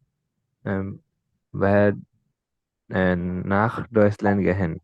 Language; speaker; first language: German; non-native, learner; Bangla